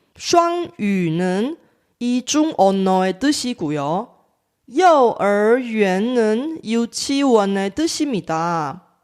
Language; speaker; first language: Korean; non-native, fluent; Chinese